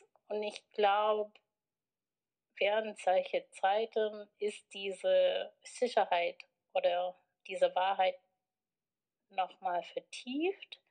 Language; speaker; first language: German; non-native, fluent; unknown